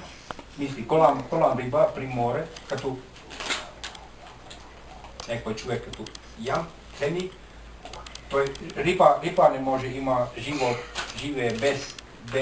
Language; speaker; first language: Bulgarian; non-native, learner; Finnish